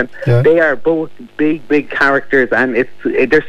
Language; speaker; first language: English; native; English